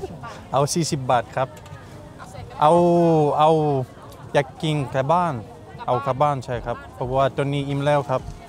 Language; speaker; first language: Thai; non-native, learner; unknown